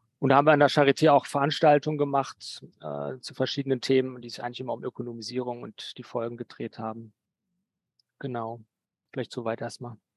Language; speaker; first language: German; native; German